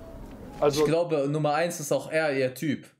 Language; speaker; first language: German; native; German